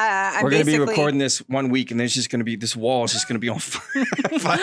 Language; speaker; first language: English; native; English